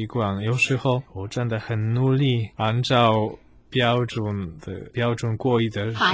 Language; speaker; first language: Chinese; non-native, fluent; Polish